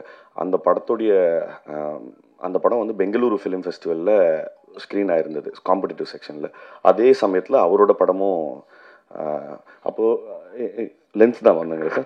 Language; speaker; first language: Tamil; native; Tamil